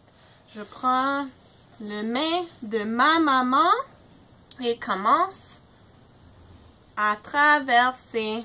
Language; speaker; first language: French; non-native, fluent; English